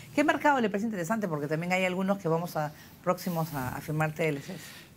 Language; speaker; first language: Spanish; native; Spanish